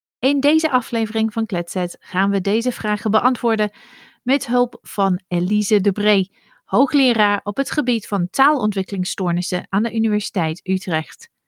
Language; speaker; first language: Dutch; non-native, fluent; English